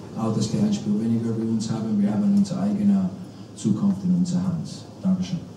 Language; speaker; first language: German; non-native, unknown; English